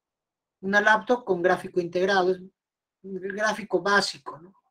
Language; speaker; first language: Spanish; native; Spanish